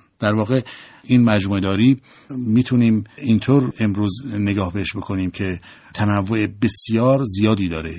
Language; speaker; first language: Persian; native; Persian